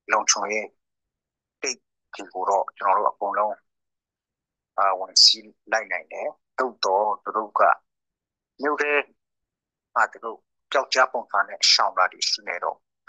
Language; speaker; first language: Burmese; non-native, local second language; Hakha Chin